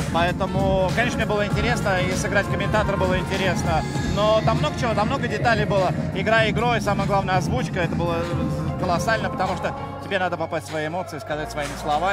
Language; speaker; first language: Russian; native; Russian